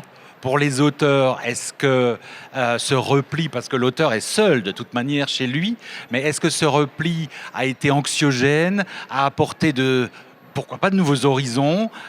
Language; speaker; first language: French; native; French